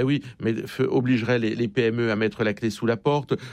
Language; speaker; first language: French; native; French